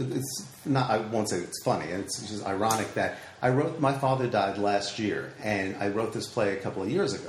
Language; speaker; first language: English; native; English